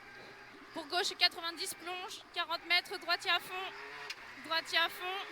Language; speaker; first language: French; native; French